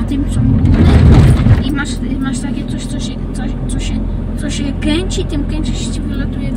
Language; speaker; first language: Polish; native; Polish